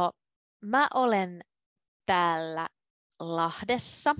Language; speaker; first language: Finnish; native; Finnish